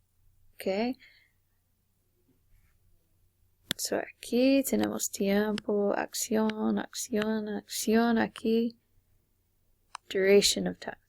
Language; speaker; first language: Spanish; non-native, fluent; English